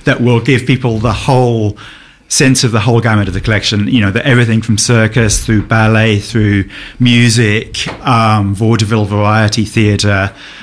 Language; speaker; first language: English; native; English